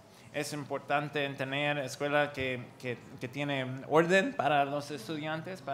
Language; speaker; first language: Spanish; non-native, learner; English